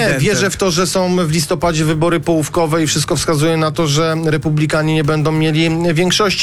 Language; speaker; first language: Polish; native; Polish